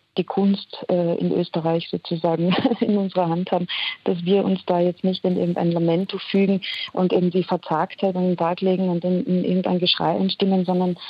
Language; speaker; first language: German; native; German